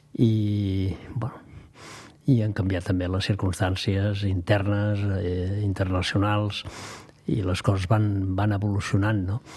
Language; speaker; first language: Catalan; native; Catalan